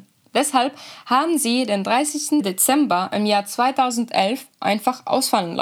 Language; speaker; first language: German; native; German